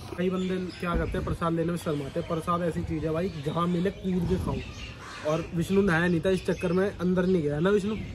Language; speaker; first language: Hindi; native; Hindi